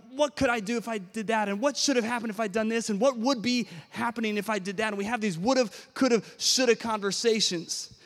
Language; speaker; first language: English; native; English